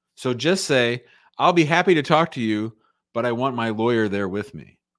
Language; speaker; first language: English; native; English